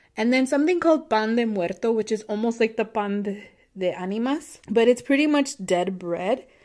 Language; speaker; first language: English; native; English